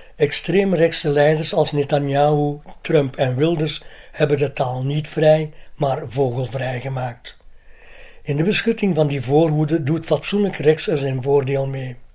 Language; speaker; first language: Dutch; native; Dutch